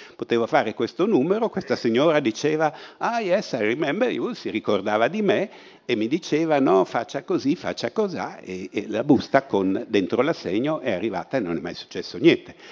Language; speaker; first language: Italian; native; Italian